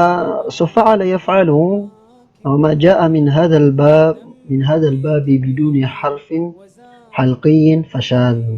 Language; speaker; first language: Arabic; non-native, fluent; Maranao